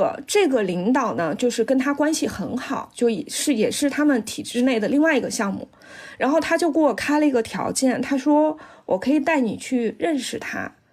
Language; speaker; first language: Chinese; native; Chinese